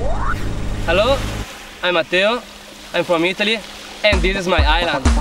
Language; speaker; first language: English; non-native, learner; Italian